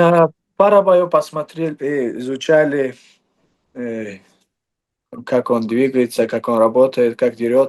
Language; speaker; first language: Russian; non-native, fluent; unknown